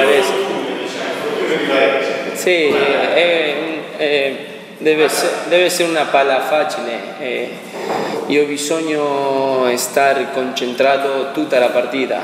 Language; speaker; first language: Italian; non-native, learner; Spanish